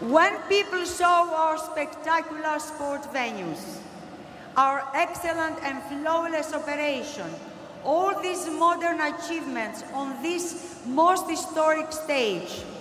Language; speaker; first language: English; non-native, fluent; Greek